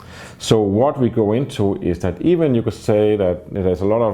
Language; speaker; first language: English; non-native, fluent; Danish